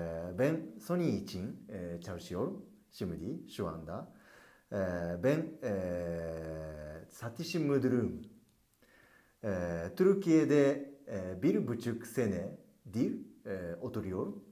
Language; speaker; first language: Turkish; non-native, learner; Japanese